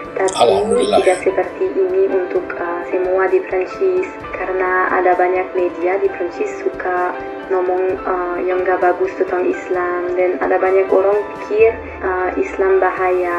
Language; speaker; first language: Indonesian; non-native, fluent; French